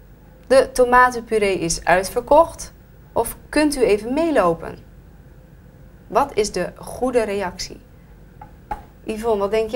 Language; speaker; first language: Dutch; native; Dutch